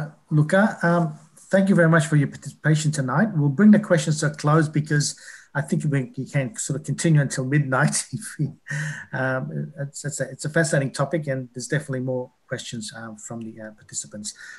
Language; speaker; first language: English; early bilingual, other home language; Greek